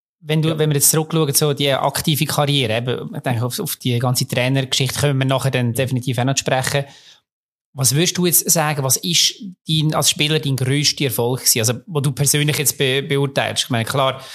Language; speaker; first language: German; native; German